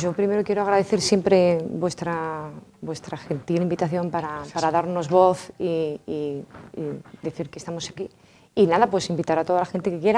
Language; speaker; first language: Spanish; native; Spanish